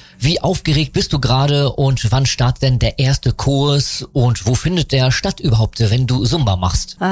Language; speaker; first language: German; native; German